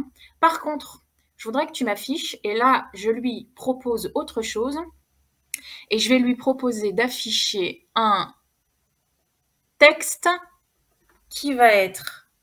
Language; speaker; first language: French; native; French